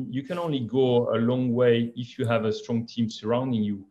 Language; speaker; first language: English; non-native, fluent; French